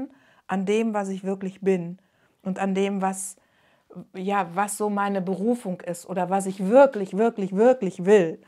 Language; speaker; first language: German; native; German